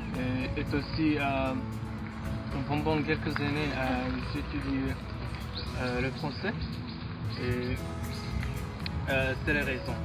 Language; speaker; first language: French; non-native, learner; Mongolian